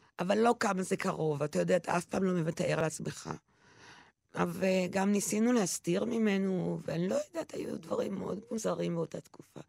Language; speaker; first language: Hebrew; non-native, local second language; French